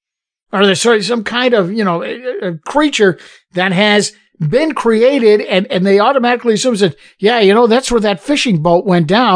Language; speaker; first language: English; native; English